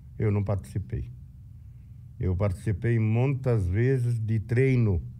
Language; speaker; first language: Portuguese; non-native, fluent; Arabic